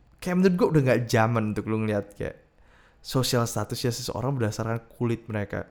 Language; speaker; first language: Indonesian; native; Indonesian